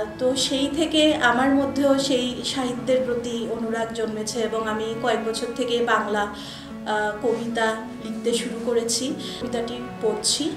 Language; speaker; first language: Bangla; native; Bangla